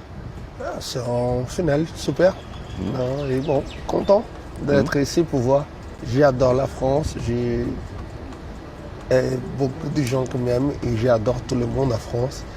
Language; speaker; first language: French; non-native, fluent; Portuguese